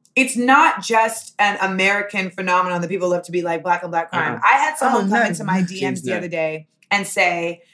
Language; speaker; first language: English; native; English